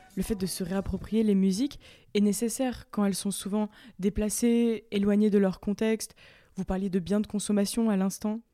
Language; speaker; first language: French; native; French